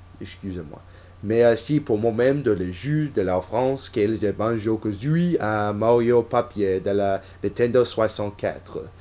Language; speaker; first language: French; non-native, learner; English